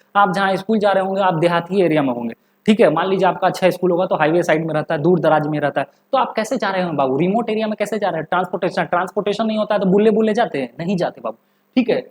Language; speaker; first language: Hindi; native; Hindi